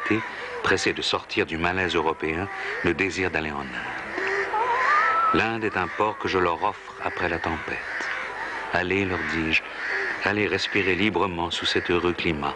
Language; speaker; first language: French; native; French